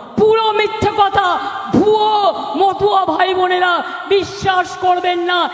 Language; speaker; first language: Bangla; native; Bangla